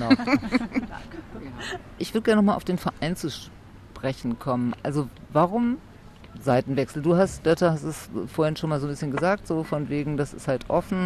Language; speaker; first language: German; native; German